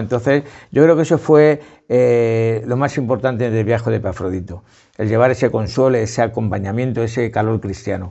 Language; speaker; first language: Spanish; native; Spanish